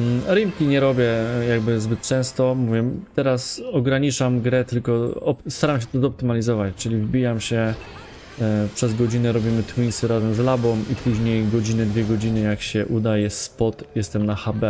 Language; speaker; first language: Polish; native; Polish